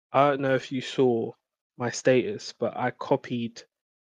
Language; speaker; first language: English; native; English